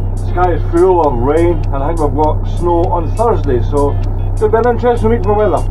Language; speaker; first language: English; native; English